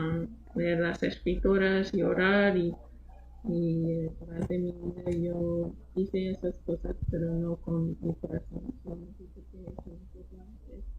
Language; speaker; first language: Spanish; non-native, learner; English